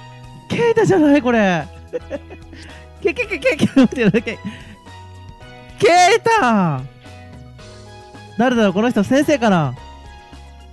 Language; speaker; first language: Japanese; native; Japanese